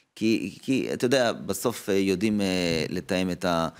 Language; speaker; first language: Hebrew; native; Hebrew